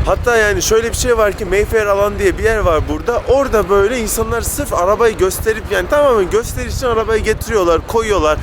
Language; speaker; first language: Turkish; native; Turkish